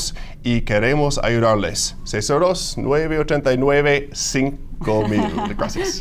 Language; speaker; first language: Spanish; non-native, fluent; English